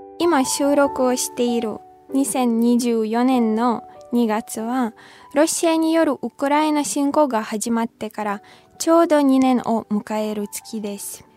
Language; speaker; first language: Japanese; non-native, fluent; Ukrainian